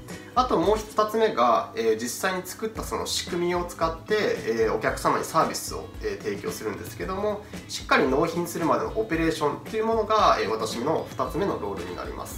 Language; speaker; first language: Japanese; native; Japanese